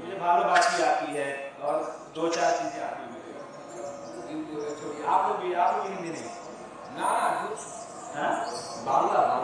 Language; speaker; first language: Hindi; non-native, local second language; Bangla